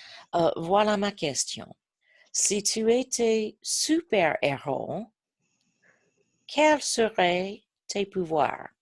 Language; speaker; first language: French; non-native, fluent; English